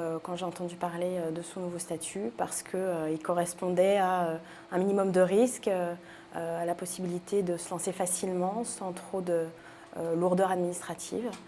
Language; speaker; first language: French; native; French